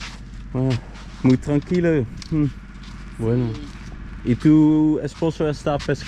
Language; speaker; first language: Spanish; non-native, learner; Dutch